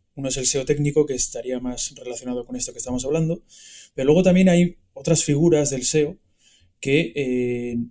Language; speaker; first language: Spanish; native; Spanish